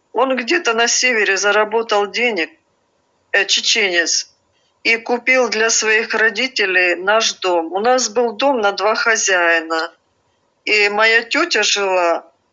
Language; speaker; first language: Russian; native; Russian